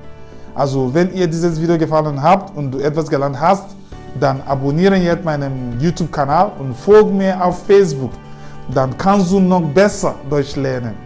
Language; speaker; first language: German; non-native, fluent; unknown